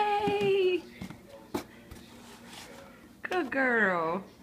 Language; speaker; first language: English; native; English